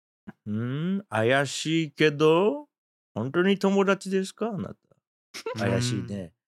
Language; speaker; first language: Japanese; native; Japanese